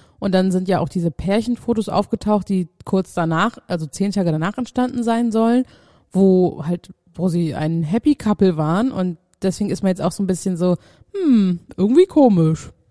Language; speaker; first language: German; native; German